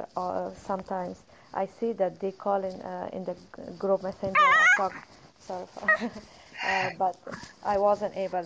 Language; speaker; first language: English; non-native, fluent; Persian